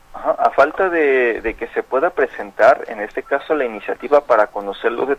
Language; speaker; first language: Spanish; native; Spanish